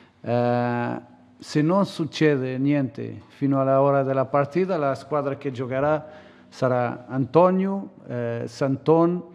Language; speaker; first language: Italian; non-native, learner; Portuguese